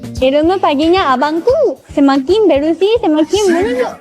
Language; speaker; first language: Indonesian; non-native, learner; Japanese